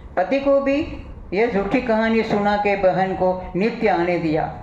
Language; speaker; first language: Hindi; non-native, local second language; Gujarati